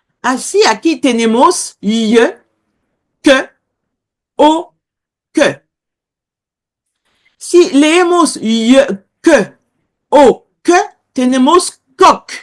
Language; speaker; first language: Spanish; non-native, fluent; Kongo